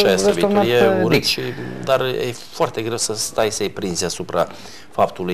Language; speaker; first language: Romanian; native; Romanian